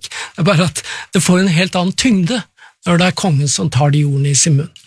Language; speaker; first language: Norwegian; native; Norwegian